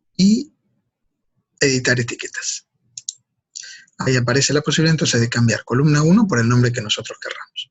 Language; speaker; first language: Spanish; native; Spanish